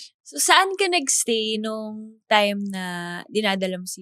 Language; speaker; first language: Filipino; native; Filipino